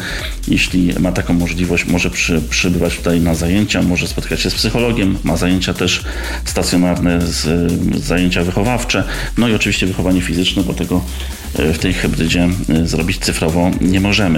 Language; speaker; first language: Polish; native; Polish